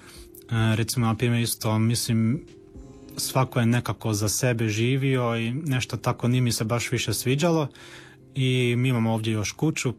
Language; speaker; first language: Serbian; early bilingual, heritage; Croatian